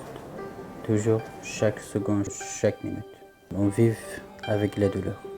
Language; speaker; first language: French; non-native, fluent; Persian